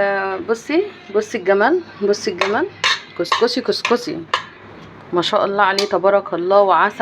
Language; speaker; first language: Arabic; native; Arabic